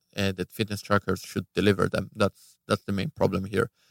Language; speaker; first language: English; non-native, fluent; Hebrew